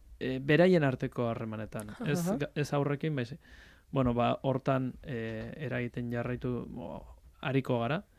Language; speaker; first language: Basque; native; Basque